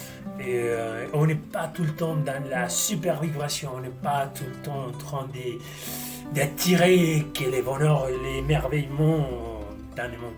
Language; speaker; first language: French; non-native, fluent; Spanish